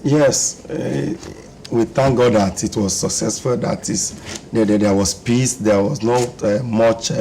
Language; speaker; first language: English; non-native, local second language; Yoruba